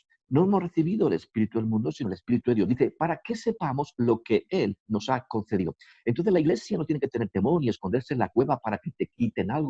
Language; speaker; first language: Spanish; native; Spanish